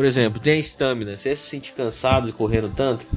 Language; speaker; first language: Portuguese; native; Portuguese